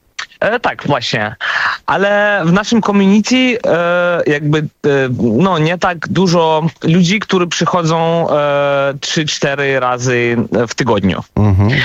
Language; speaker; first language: Polish; non-native, learner; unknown